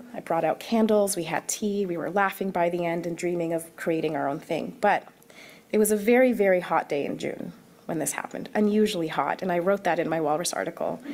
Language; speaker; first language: English; early bilingual, other home language; Arabic